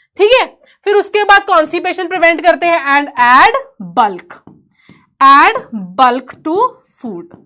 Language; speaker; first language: Hindi; native; Hindi